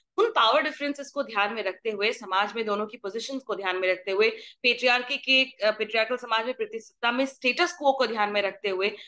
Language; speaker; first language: Hindi; native; Hindi